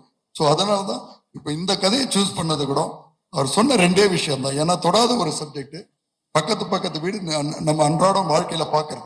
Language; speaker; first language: Tamil; native; Tamil